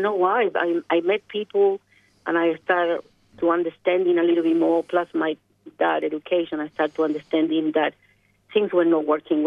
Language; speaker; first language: English; non-native, fluent; Spanish